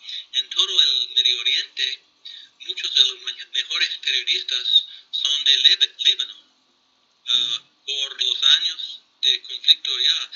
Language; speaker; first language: Spanish; non-native, fluent; English